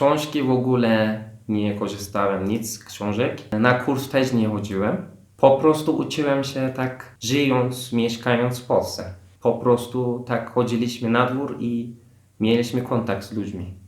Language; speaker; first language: Polish; non-native, fluent; Turkish